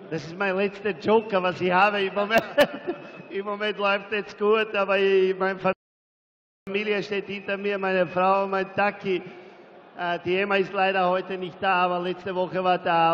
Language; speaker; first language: German; non-native, fluent; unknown